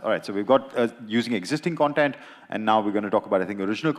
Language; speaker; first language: English; native; English